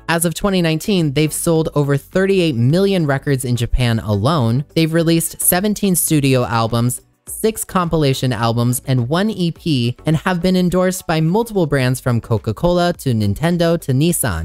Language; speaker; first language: English; native; English